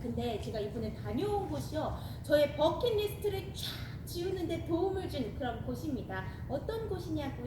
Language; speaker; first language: Korean; native; Korean